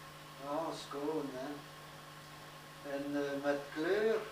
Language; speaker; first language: Dutch; non-native, learner; French